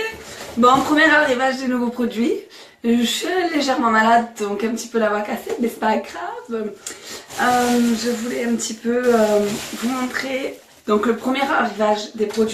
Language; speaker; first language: French; native; French